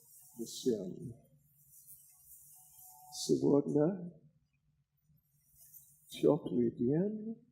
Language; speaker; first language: Russian; non-native, learner; English